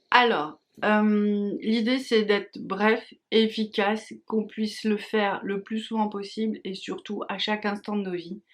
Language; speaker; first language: French; native; French